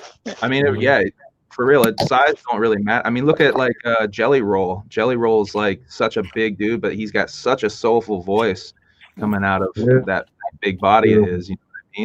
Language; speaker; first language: English; native; English